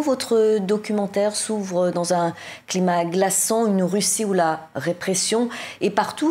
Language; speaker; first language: French; native; French